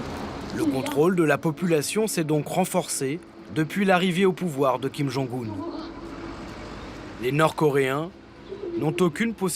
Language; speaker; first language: French; native; French